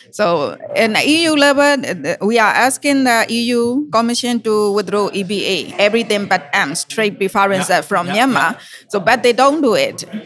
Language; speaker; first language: English; non-native, learner; Burmese